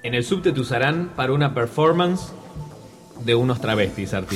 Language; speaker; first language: Spanish; native; Spanish